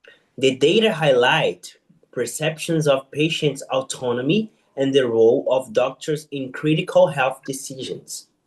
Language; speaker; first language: English; non-native, fluent; Portuguese